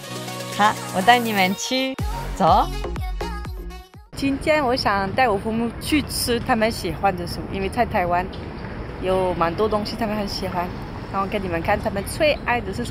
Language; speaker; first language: Chinese; non-native, fluent; French